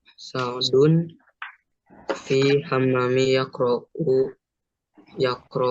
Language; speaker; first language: Arabic; non-native, learner; Indonesian